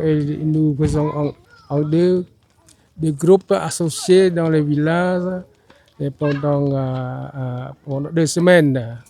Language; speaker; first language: French; non-native, learner; Khmer